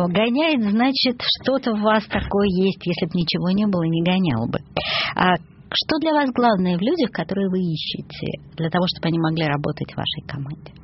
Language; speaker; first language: Russian; native; Russian